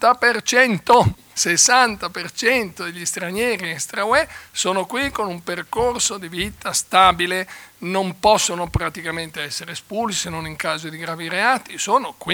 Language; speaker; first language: Italian; native; Italian